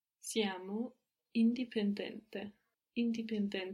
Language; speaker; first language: Italian; non-native, learner; English